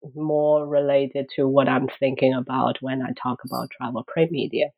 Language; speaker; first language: English; non-native, fluent; Chinese